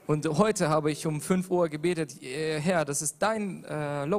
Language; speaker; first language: German; non-native, learner; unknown